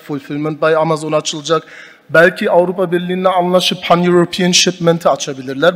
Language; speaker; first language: Turkish; early bilingual, heritage; Turkish